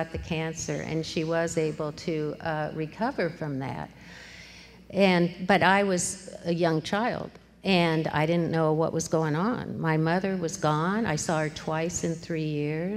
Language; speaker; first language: English; native; English